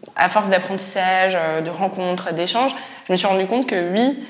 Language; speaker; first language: French; native; French